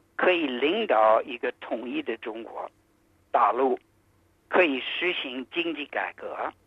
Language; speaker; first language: Chinese; non-native, fluent; English